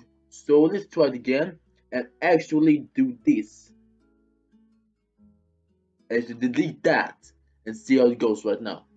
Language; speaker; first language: English; non-native, fluent; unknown